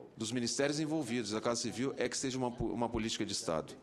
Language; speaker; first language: Portuguese; native; Portuguese